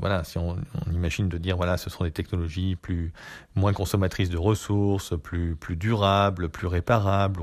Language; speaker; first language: French; native; French